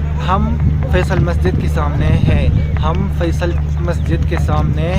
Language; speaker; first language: Hindi; non-native, fluent; Arabic